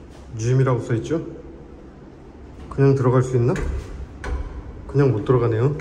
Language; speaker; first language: Korean; native; Korean